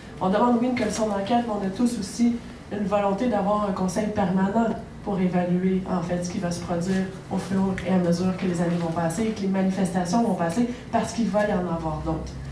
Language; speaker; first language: French; native; French